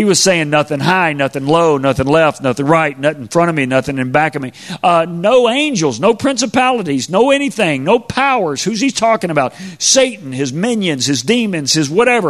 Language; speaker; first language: English; native; English